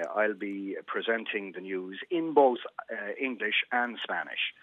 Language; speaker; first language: English; native; English